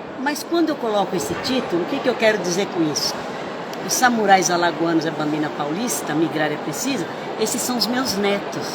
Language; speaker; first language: Portuguese; early bilingual, other home language; Italian